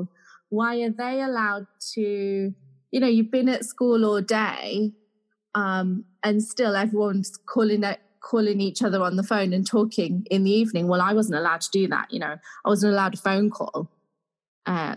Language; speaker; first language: English; native; English